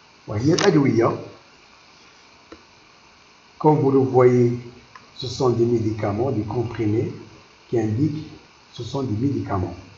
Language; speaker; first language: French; non-native, local second language; Arabic